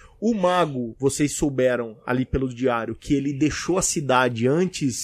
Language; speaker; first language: Portuguese; native; Portuguese